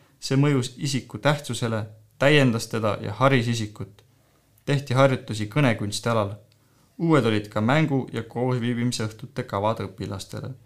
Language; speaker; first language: Estonian; native; Estonian